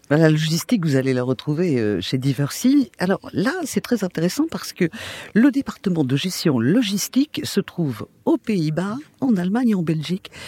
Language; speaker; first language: French; native; French